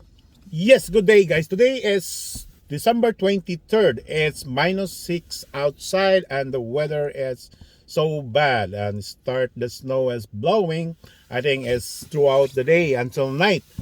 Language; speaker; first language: English; non-native, local second language; Filipino